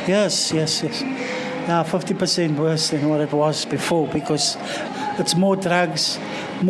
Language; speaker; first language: English; non-native, local second language; Afrikaans